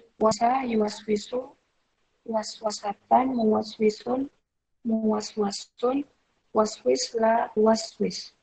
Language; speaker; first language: Arabic; non-native, learner; Indonesian